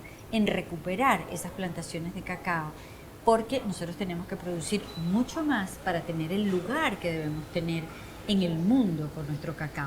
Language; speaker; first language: Spanish; native; Spanish